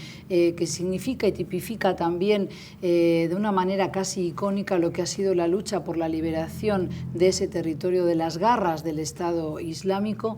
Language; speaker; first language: Spanish; native; Spanish